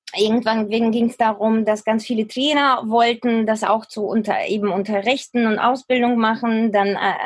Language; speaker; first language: German; non-native, fluent; Ukrainian